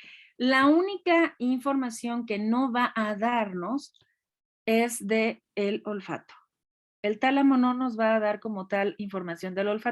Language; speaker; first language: Spanish; native; Spanish